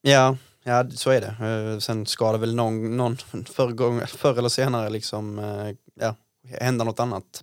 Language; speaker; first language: Swedish; native; Swedish